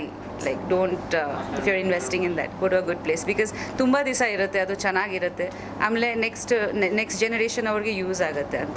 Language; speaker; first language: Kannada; non-native, fluent; Bangla